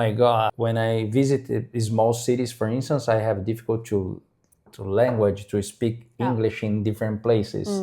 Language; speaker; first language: English; non-native, fluent; Portuguese